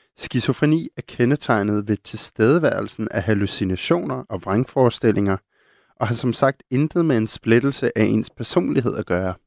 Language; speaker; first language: Danish; native; Danish